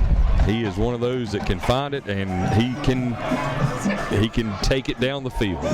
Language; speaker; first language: English; native; English